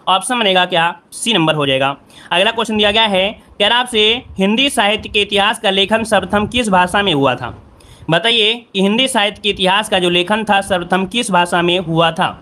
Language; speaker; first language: Hindi; native; Hindi